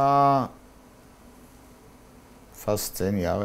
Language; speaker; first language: German; non-native, fluent; Hebrew